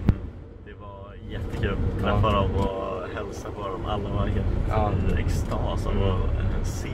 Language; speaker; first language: Swedish; native; Swedish